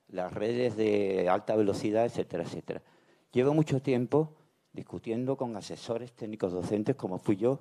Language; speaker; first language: Spanish; native; Spanish